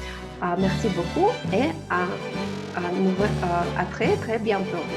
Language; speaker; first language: French; non-native, fluent; Russian